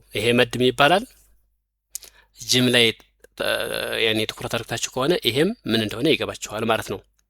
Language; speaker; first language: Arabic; non-native, fluent; Amharic